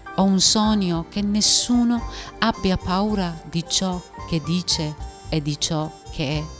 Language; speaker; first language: Italian; non-native, fluent; Persian